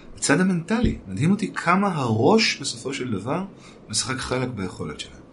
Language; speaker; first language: Hebrew; native; Hebrew